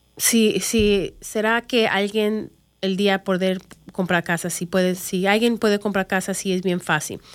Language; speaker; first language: Spanish; early bilingual, other home language; English